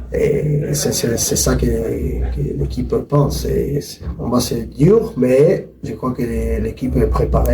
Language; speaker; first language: French; non-native, learner; Spanish